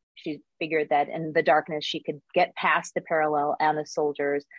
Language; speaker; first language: English; early bilingual, other home language; Korean